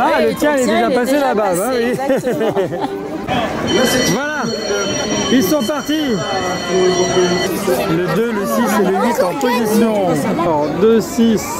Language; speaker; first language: French; native; French